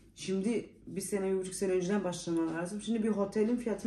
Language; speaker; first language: Turkish; early bilingual, heritage; Turkish